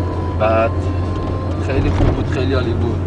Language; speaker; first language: Persian; native; Persian